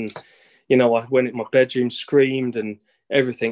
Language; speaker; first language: English; native; English